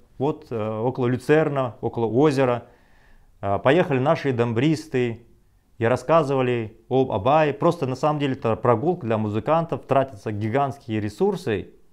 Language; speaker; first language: Russian; non-native, local second language; Kazakh